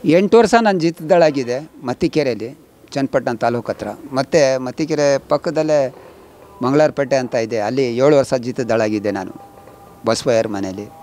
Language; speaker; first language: Kannada; non-native, local second language; Urdu